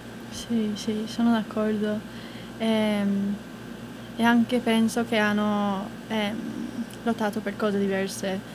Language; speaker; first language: Italian; non-native, fluent; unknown